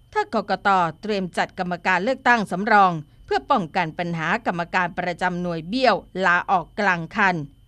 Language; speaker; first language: Thai; native; Thai